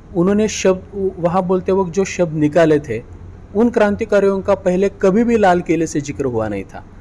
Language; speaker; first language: Hindi; non-native, local second language; Marathi